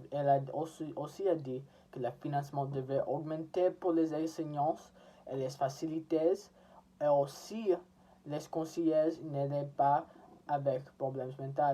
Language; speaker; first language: French; non-native, learner; English